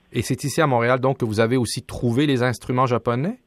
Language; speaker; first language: French; native; French